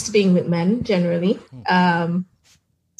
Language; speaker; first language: English; non-native, local second language; Yoruba